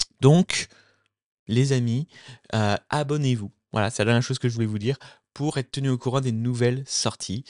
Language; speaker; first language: French; native; French